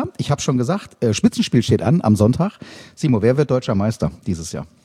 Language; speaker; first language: German; native; German